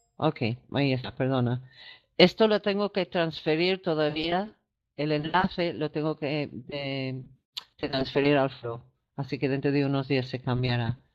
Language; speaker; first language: Spanish; non-native, fluent; English